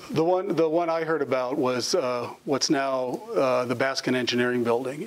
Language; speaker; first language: English; native; English